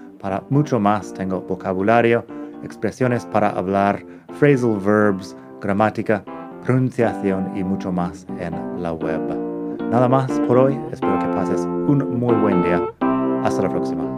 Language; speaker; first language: Spanish; non-native, fluent; English